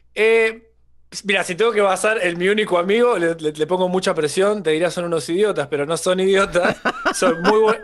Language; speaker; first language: Spanish; native; Spanish